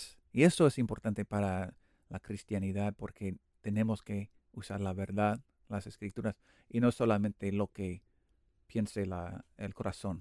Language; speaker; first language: Spanish; non-native, learner; English